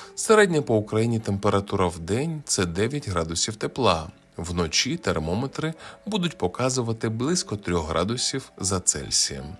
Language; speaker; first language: Ukrainian; native; Ukrainian